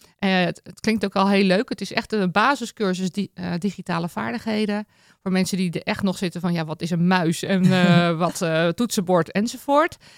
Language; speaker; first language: Dutch; native; Dutch